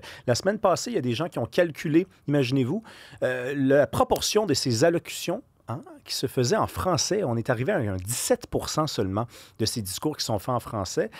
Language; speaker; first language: French; native; French